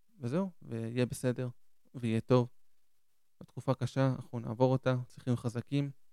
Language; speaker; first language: Hebrew; early bilingual, other home language; Spanish